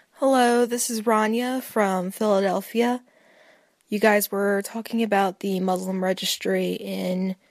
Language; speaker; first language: English; native; English